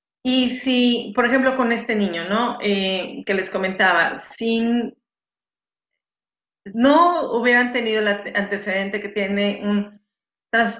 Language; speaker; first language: Spanish; native; Spanish